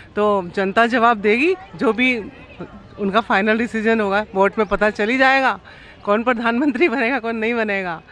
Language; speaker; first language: Hindi; native; Hindi